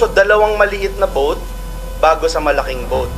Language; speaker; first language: Filipino; native; Filipino